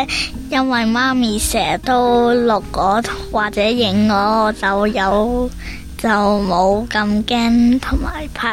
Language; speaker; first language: Cantonese; early bilingual, heritage; Cantonese